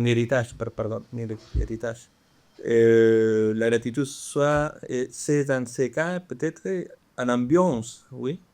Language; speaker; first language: French; non-native, fluent; Spanish